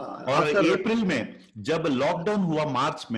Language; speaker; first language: Hindi; native; Hindi